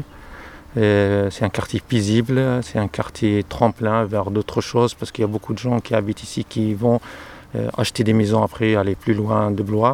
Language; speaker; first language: French; non-native, local second language; Arabic